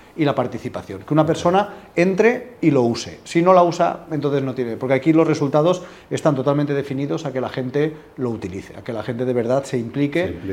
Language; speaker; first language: Spanish; native; Spanish